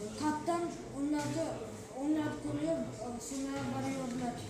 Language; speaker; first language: Turkish; non-native, learner; Kazakh